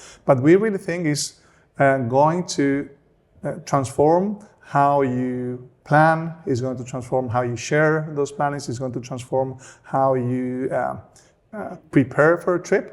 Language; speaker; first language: English; non-native, fluent; Spanish